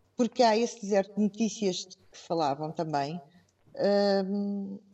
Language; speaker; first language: Portuguese; native; Portuguese